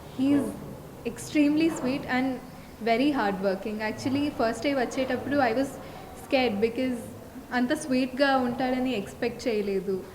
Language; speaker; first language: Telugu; non-native, fluent; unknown